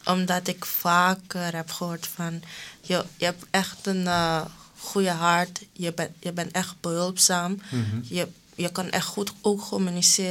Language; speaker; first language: Dutch; non-native, local second language; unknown